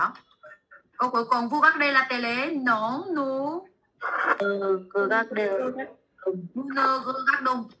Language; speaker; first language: French; non-native, fluent; Vietnamese